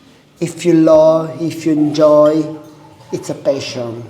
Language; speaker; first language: English; non-native, learner; Italian